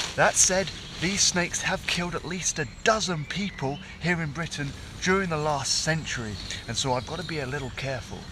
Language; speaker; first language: English; native; English